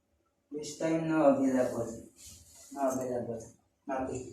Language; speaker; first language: English; non-native, local second language; Filipino